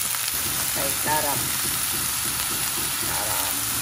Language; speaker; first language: Indonesian; native; Indonesian